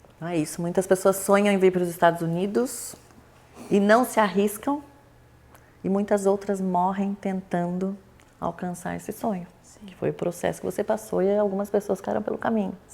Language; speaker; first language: Portuguese; native; Portuguese